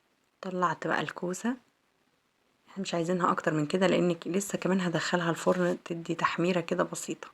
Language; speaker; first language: Arabic; native; Arabic